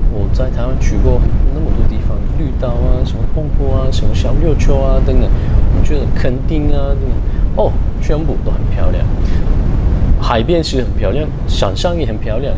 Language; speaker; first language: Chinese; non-native, fluent; Turkish